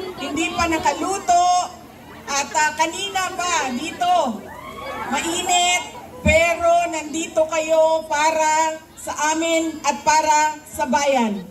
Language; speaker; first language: Filipino; non-native, local second language; Cebuano